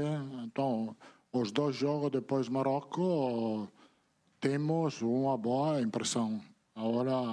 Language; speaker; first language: Portuguese; non-native, learner; Italian